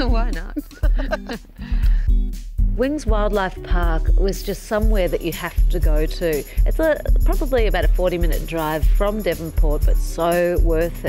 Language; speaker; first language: English; native; English